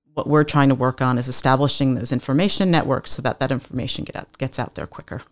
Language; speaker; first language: English; native; English